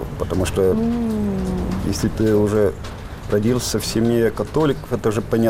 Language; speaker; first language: Russian; non-native, fluent; Estonian